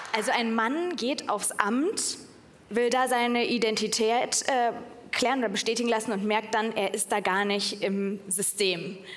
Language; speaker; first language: German; native; German